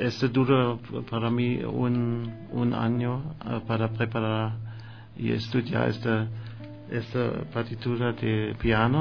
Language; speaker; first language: Spanish; non-native, learner; German